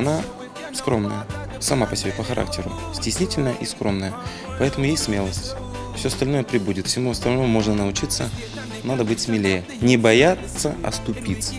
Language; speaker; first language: Russian; native; Russian